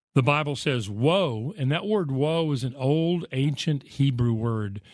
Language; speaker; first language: English; native; English